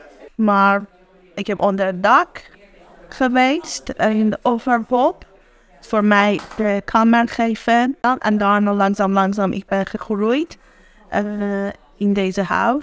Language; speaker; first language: Dutch; non-native, learner; Persian